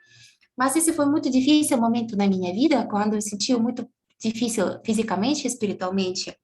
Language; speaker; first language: Portuguese; non-native, fluent; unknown